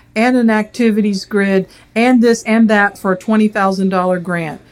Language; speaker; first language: English; native; English